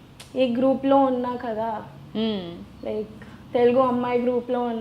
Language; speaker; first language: Telugu; non-native, local second language; Gujarati